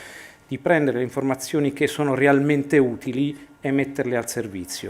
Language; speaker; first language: Italian; native; Italian